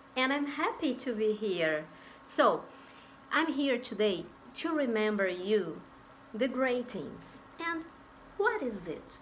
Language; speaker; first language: English; non-native, fluent; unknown